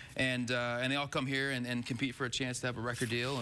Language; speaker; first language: English; native; English